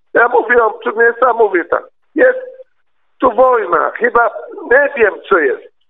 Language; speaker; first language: Polish; non-native, learner; Arabic